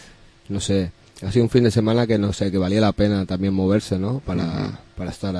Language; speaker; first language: Spanish; native; Spanish